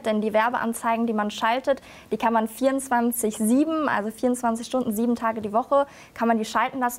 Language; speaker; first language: German; native; German